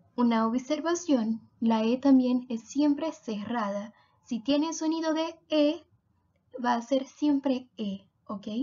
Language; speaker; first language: Spanish; non-native, fluent; Portuguese